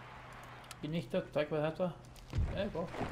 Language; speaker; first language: Icelandic; non-native, learner; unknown